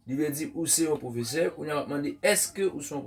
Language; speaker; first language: French; non-native, local second language; Haitian Creole